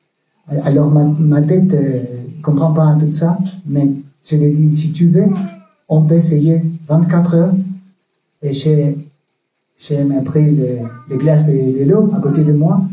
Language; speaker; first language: French; non-native, learner; Spanish